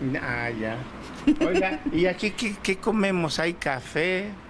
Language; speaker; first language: Spanish; native; Spanish